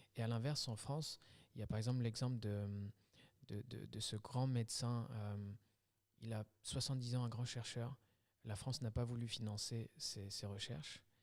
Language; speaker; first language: French; early bilingual, other home language; Kabyle